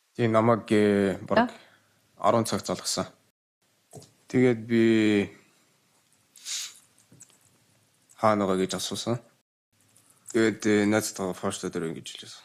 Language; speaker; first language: Mongolian; early bilingual, heritage; Mongolian